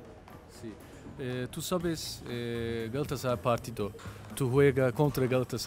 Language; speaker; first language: Spanish; non-native, learner; Turkish